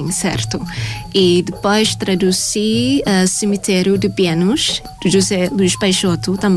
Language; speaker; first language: Portuguese; non-native, fluent; Thai